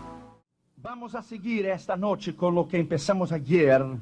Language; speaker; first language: Spanish; non-native, fluent; Portuguese